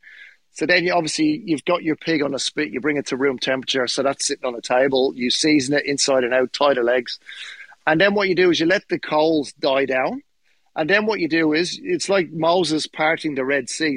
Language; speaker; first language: English; native; English